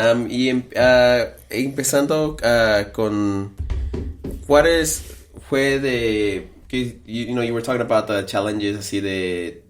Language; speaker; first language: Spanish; early bilingual, heritage; Spanish